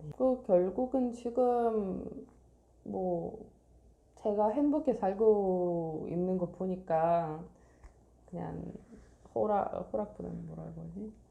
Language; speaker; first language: Korean; non-native, fluent; Russian